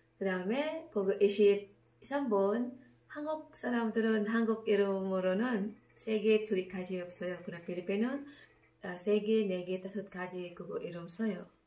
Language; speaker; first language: Korean; non-native, learner; Filipino